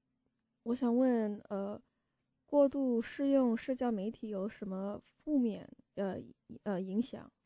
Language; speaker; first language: Chinese; early bilingual, heritage; Chinese